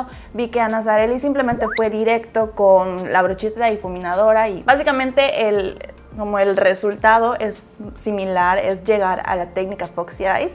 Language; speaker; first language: Spanish; native; Spanish